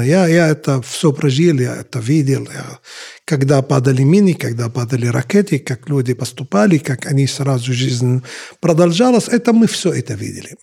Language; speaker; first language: Russian; non-native, fluent; Arabic